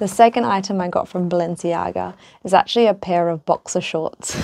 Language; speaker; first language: English; native; English